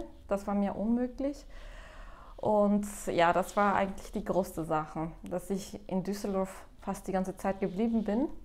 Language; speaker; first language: German; non-native, fluent; Spanish